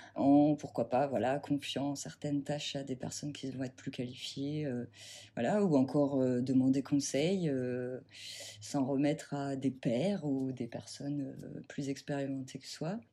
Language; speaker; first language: French; native; French